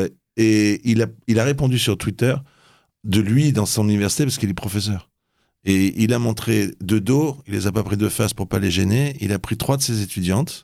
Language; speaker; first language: French; native; French